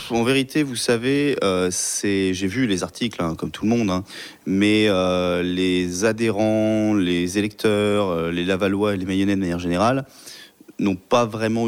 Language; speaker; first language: French; native; French